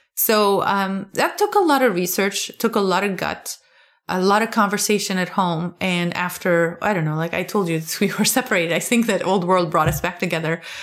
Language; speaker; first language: English; non-native, fluent; Arabic